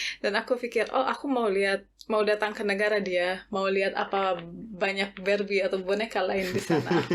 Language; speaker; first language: Indonesian; native; Indonesian